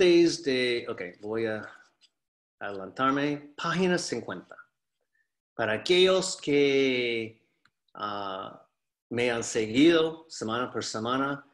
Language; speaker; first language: Spanish; non-native, fluent; English